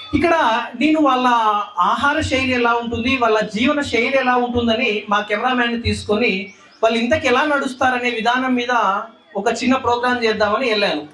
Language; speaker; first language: Telugu; native; Telugu